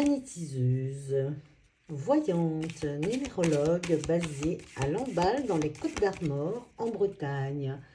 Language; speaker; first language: French; native; French